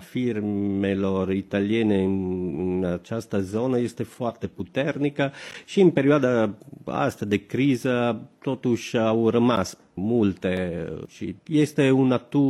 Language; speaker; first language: Romanian; non-native, fluent; Italian